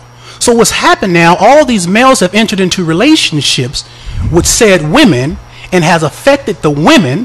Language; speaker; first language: English; native; English